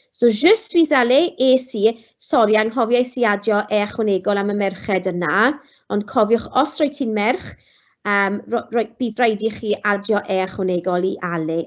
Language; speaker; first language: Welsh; non-native, local second language; English